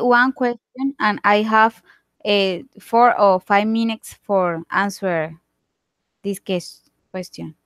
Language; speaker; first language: English; non-native, learner; Spanish